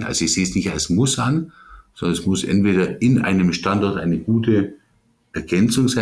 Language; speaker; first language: German; native; German